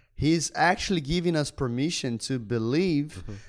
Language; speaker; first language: English; non-native, fluent; Portuguese